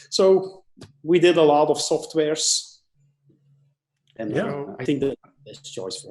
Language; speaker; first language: English; non-native, fluent; Dutch